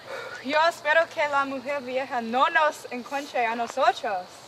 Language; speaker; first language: Spanish; non-native, learner; English